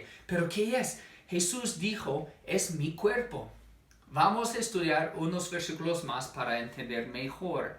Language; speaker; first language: Spanish; non-native, fluent; English